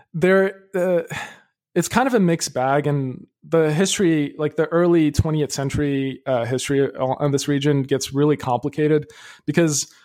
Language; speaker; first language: English; early bilingual, other home language; Arabic